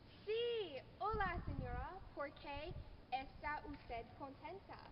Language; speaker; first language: Spanish; non-native, learner; English